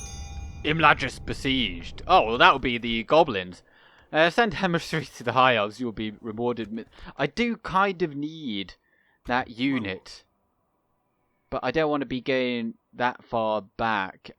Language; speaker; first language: English; native; English